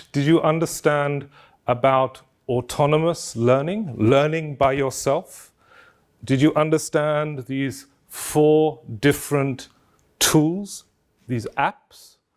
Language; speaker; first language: English; non-native, fluent; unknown